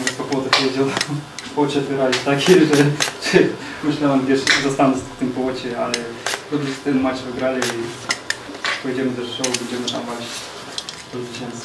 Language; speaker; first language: Polish; non-native, learner; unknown